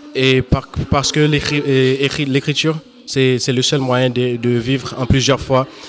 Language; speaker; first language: French; non-native, local second language; Haitian Creole